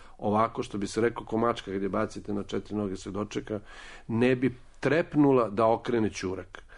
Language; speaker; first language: Serbian; native; Serbian